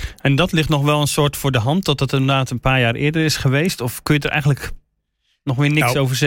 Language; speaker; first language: Dutch; native; Dutch